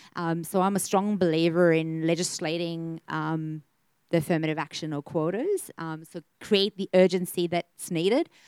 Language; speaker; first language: English; native; English